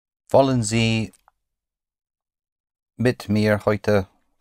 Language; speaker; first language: German; non-native, learner; English